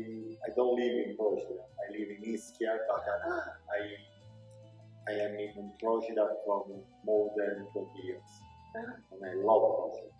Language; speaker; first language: English; non-native, local second language; Italian